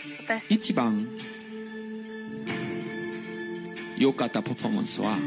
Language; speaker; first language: Japanese; non-native, learner; Korean